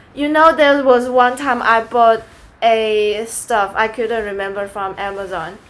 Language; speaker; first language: English; non-native, fluent; Chinese